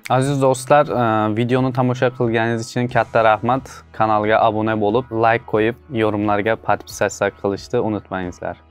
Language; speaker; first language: Turkish; non-native, fluent; Uzbek